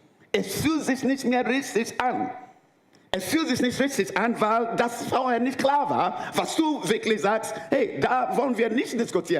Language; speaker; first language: German; non-native, fluent; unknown